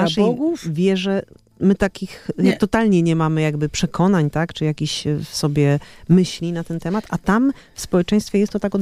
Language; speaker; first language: Polish; native; Polish